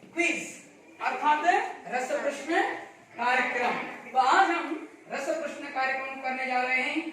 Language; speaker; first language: Hindi; non-native, local second language; Kannada